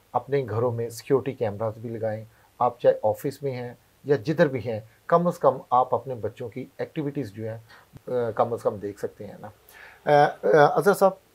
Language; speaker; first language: Urdu; non-native, local second language; Punjabi